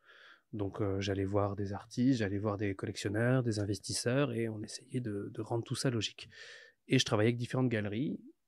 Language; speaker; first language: French; native; French